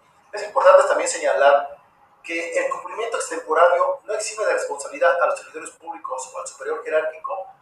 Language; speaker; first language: Spanish; native; Spanish